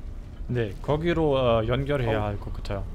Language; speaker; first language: Korean; non-native, learner; German